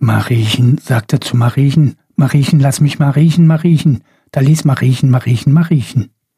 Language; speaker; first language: German; native; German